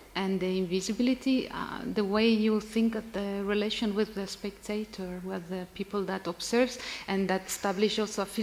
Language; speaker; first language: English; non-native, fluent; Catalan